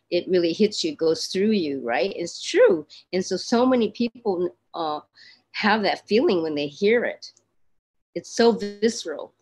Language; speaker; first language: English; native; English